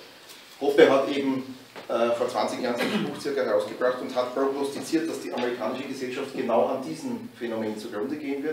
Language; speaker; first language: German; native; German